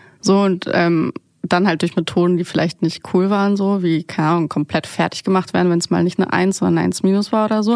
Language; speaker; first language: German; early bilingual, other home language; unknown